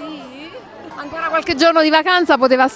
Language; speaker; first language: Italian; native; Italian